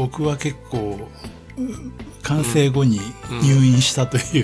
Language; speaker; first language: Japanese; native; Japanese